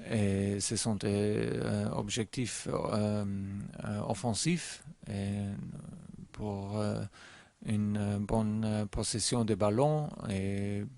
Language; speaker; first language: French; non-native, learner; German